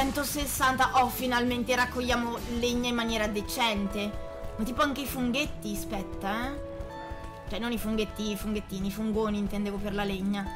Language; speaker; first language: Italian; native; Italian